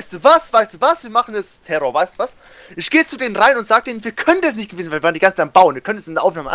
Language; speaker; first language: German; native; German